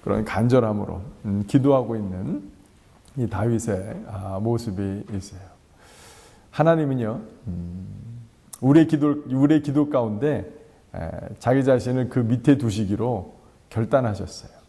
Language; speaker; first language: Korean; native; Korean